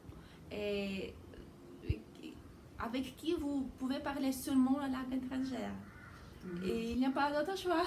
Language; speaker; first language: French; non-native, fluent; Russian